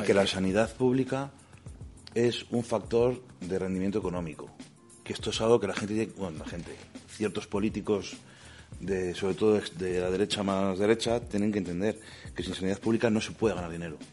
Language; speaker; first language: Spanish; native; Spanish